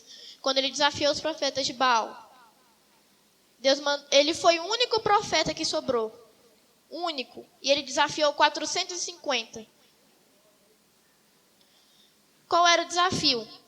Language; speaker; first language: Portuguese; native; Portuguese